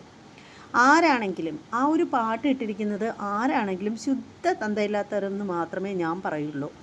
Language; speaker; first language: Malayalam; native; Malayalam